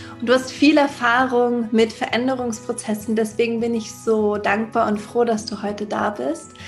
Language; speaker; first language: German; native; German